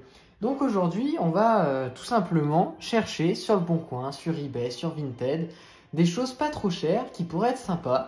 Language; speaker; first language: French; native; French